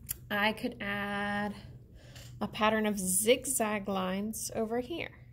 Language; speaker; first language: English; native; English